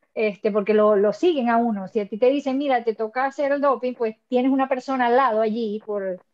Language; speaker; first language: Spanish; native; Spanish